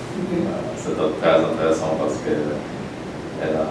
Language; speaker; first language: French; non-native, learner; Polish